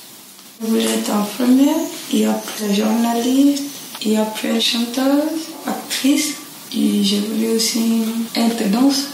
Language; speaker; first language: French; non-native, learner; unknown